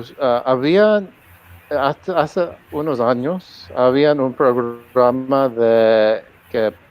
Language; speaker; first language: Spanish; early bilingual, heritage; Spanish